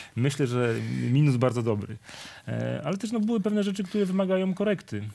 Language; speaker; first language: Polish; native; Polish